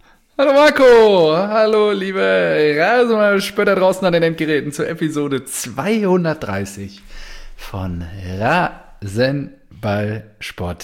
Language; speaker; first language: German; native; German